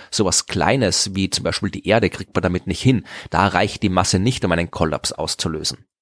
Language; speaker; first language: German; native; German